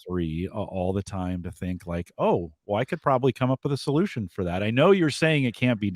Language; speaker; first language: English; native; English